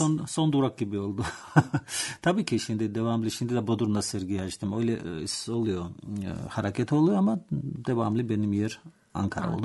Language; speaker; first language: Turkish; non-native, learner; Georgian